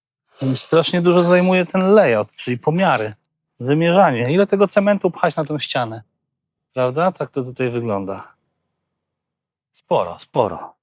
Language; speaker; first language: Polish; native; Polish